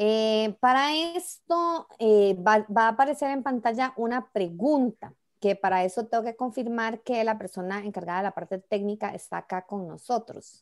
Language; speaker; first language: Spanish; native; Spanish